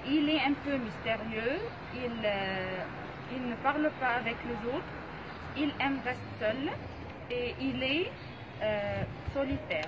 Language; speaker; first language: French; non-native, learner; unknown